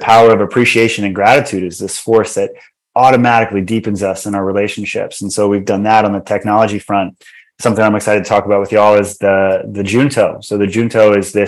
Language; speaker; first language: English; native; English